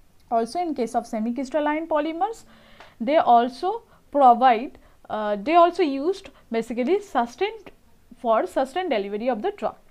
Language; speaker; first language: English; non-native, local second language; Bangla